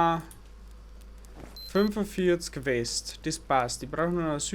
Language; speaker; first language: German; native; German